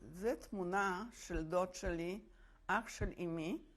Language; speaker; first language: Hebrew; non-native, fluent; Polish